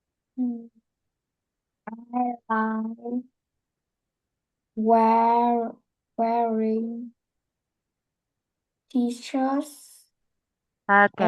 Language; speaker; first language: English; non-native, learner; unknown